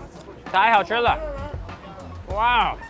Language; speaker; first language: Chinese; non-native, learner; English